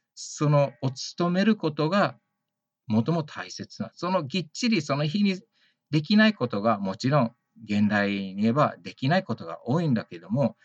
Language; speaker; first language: Japanese; early bilingual, heritage; Japanese